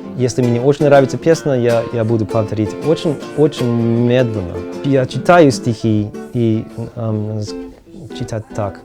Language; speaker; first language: Russian; non-native, learner; English